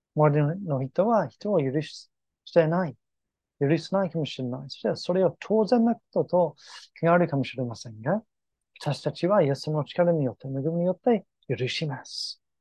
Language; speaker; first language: Japanese; non-native, fluent; English